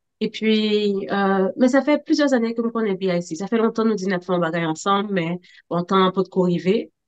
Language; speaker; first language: French; native; French